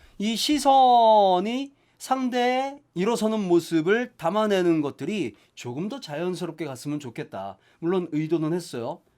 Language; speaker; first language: Korean; native; Korean